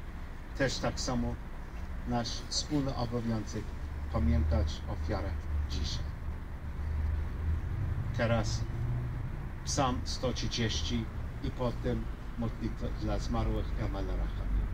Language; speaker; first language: Polish; non-native, learner; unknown